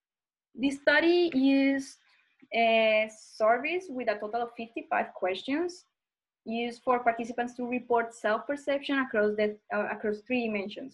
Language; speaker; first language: English; non-native, fluent; Spanish